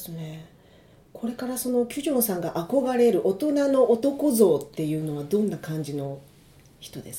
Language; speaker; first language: Japanese; native; Japanese